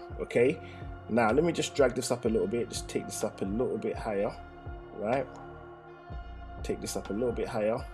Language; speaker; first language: English; native; English